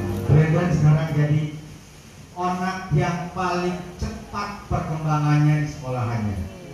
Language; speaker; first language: Indonesian; native; Indonesian